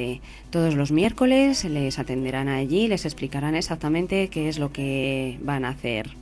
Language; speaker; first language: Spanish; native; Spanish